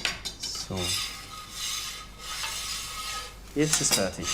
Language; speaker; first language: German; non-native, learner; Turkish